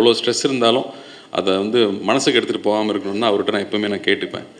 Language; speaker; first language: Tamil; native; Tamil